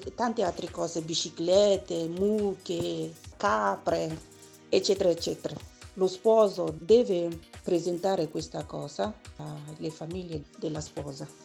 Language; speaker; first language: Italian; non-native, learner; Igbo